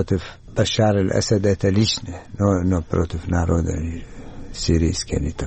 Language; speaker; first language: Russian; non-native, learner; Arabic